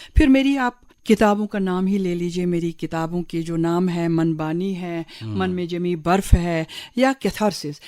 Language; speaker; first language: Urdu; non-native, local second language; Kashmiri